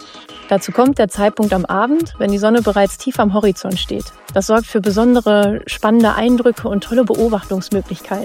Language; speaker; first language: German; native; German